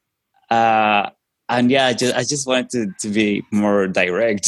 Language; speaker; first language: English; non-native, fluent; Spanish